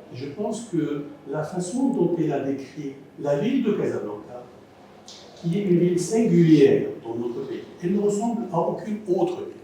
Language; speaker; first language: French; non-native, local second language; Arabic